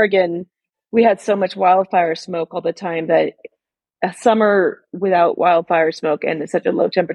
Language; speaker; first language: English; native; English